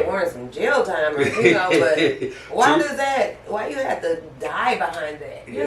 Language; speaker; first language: English; native; English